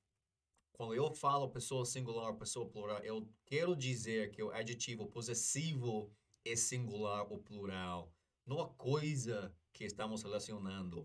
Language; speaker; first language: Portuguese; non-native, fluent; English